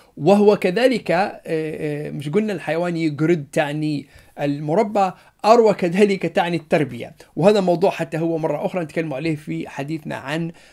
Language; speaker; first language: Arabic; non-native, local second language; Berber languages